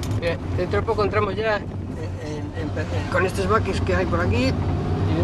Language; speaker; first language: Spanish; native; Spanish